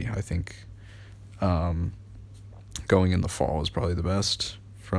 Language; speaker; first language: English; native; English